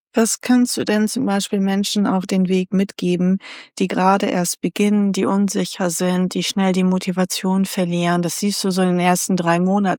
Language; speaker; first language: German; native; German